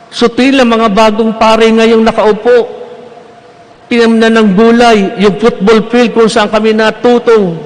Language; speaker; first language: Filipino; native; Filipino